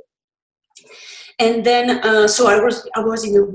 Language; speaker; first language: English; non-native, fluent; French